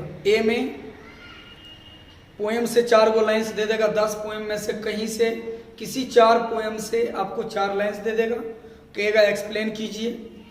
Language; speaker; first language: Hindi; native; Hindi